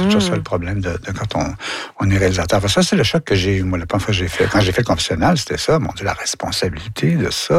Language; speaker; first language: French; native; French